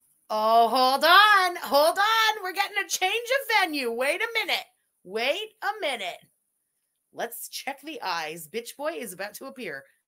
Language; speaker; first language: English; early bilingual, other home language; French